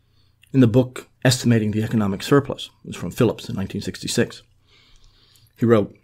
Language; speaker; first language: English; native; English